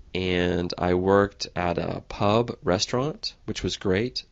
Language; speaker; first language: English; native; English